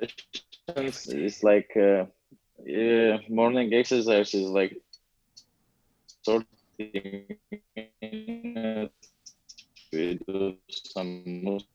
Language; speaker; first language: English; non-native, learner; Latvian